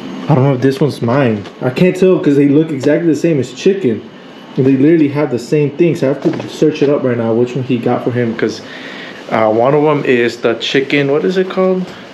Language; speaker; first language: English; early bilingual, other home language; Spanish